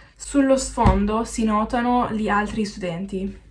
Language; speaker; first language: Italian; non-native, learner; English